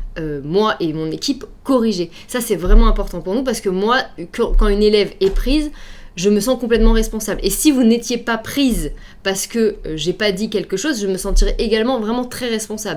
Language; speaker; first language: French; native; French